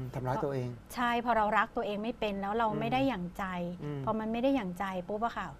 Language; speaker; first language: Thai; native; Thai